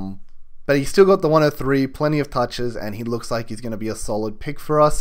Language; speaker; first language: English; native; English